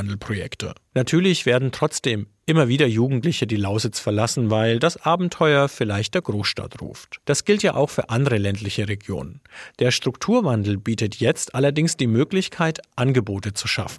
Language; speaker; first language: German; native; German